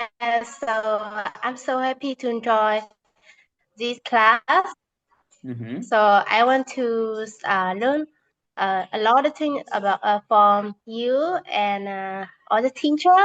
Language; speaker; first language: English; non-native, learner; Vietnamese